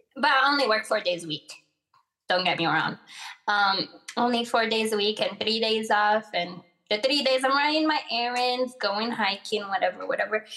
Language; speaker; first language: English; early bilingual, other home language; Arabic